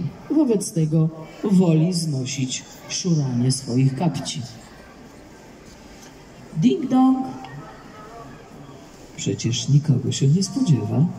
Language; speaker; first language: Polish; native; Polish